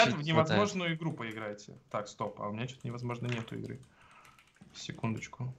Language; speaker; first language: Russian; native; Russian